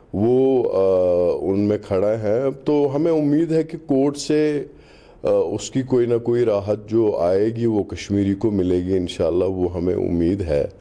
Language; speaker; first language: Hindi; non-native, local second language; Kashmiri